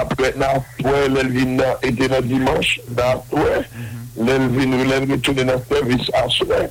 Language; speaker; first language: French; non-native, local second language; Haitian Creole